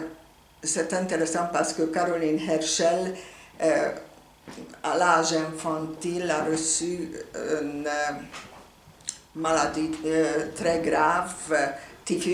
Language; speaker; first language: French; non-native, fluent; Hungarian